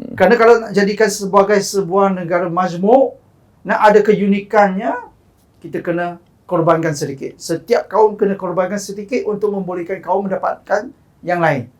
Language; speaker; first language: Malay; non-native, local second language; Chinese